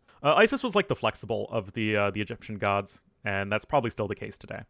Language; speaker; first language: English; native; English